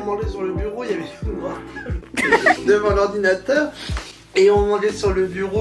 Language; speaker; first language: French; native; French